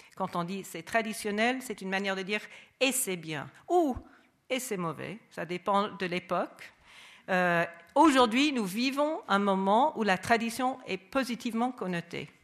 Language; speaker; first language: French; non-native, fluent; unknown